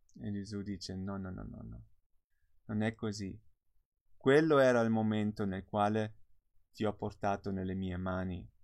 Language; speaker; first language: Italian; non-native, fluent; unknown